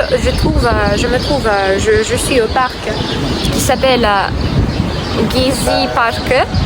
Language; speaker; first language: French; non-native, fluent; Russian